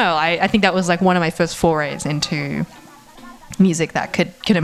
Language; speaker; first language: English; native; English